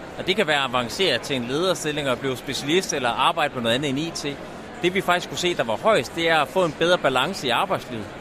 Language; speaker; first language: Danish; native; Danish